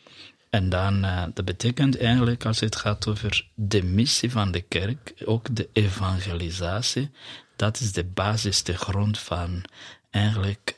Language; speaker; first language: Dutch; non-native, fluent; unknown